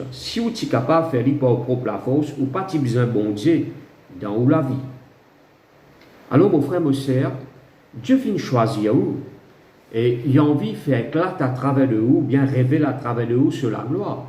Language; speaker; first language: French; non-native, local second language; Morisyen